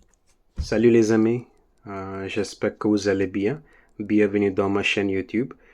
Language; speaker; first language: French; non-native, learner; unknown